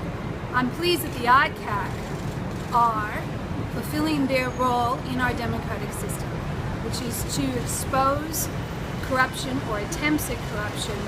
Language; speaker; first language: English; native; English